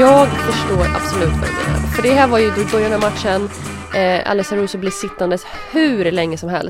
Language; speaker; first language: Swedish; native; Swedish